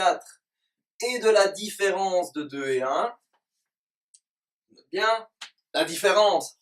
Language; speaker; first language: French; native; French